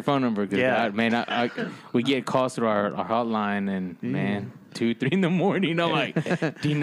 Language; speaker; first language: English; non-native, fluent; Spanish